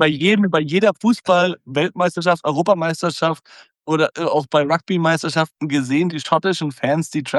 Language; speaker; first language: German; native; German